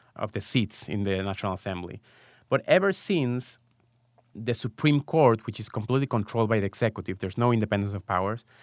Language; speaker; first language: English; non-native, fluent; Spanish